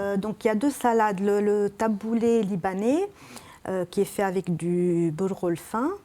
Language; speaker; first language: French; non-native, local second language; Arabic